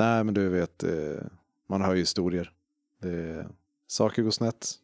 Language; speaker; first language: Swedish; native; Swedish